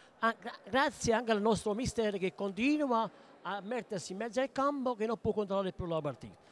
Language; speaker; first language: Italian; native; Italian